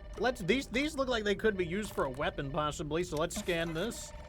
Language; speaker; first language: English; native; English